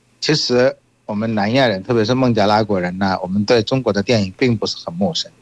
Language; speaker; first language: Chinese; non-native, fluent; Bangla